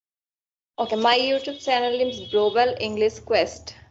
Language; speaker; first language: English; non-native, learner; Assamese